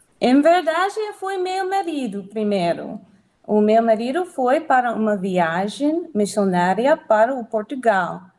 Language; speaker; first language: Portuguese; non-native, learner; English